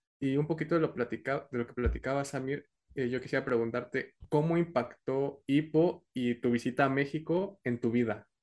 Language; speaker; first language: Spanish; native; Spanish